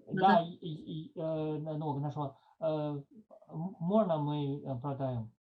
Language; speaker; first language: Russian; non-native, learner; Chinese